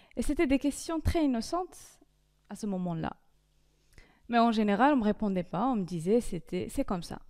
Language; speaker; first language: French; non-native, local second language; Arabic